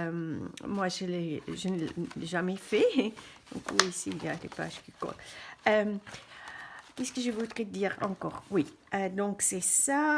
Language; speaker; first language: French; non-native, fluent; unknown